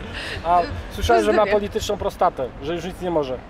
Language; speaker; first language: Polish; native; Polish